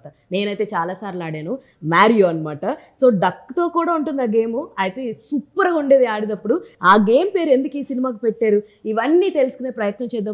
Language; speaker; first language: Telugu; native; Telugu